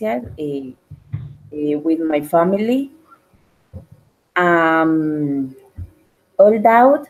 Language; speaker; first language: English; non-native, learner; Spanish